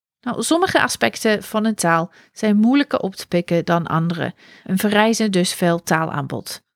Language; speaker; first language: Dutch; non-native, fluent; English